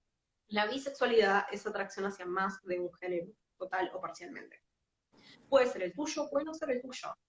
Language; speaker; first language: Spanish; native; Spanish